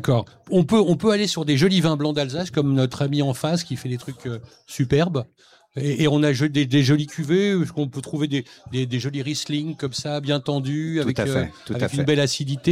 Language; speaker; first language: French; native; French